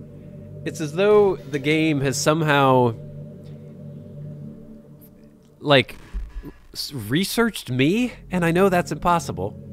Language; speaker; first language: English; native; English